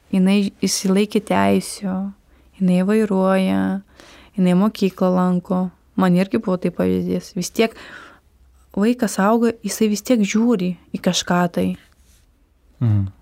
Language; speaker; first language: Lithuanian; non-native, local second language; Romany